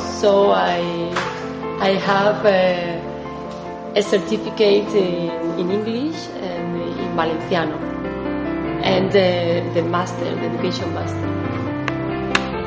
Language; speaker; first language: English; non-native, fluent; Spanish